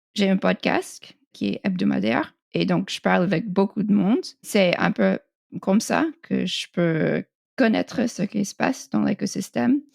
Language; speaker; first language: French; non-native, fluent; English